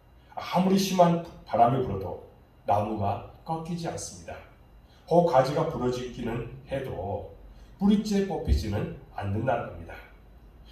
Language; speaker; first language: Korean; native; Korean